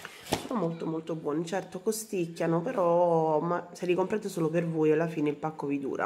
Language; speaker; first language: Italian; native; Italian